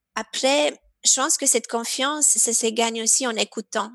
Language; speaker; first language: French; non-native, fluent; Romanian